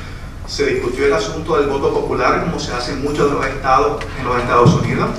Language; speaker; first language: Spanish; native; Spanish